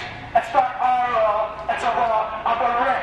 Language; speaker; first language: English; native; English